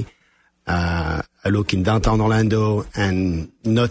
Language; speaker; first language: English; non-native, fluent; French